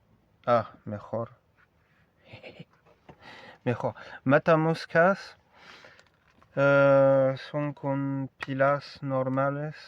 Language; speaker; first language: Spanish; non-native, learner; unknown